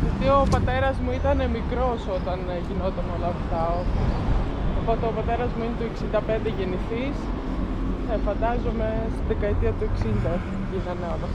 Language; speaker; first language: Greek; non-native, fluent; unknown